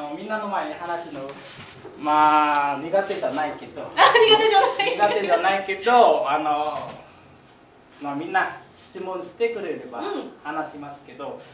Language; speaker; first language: Japanese; non-native, fluent; Vietnamese